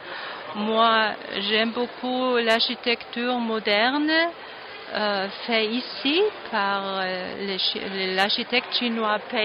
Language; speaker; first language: French; non-native, fluent; German